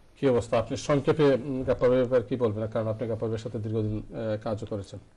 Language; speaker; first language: Bangla; native; Bangla